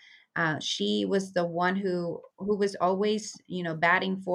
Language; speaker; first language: English; early bilingual, other home language; Spanish